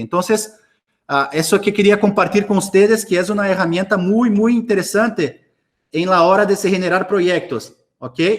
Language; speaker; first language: Spanish; non-native, fluent; Portuguese